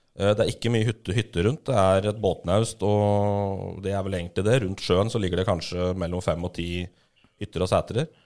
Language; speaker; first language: Norwegian; native; Norwegian